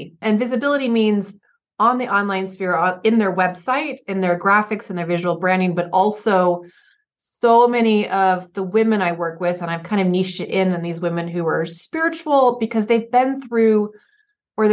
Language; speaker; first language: English; native; English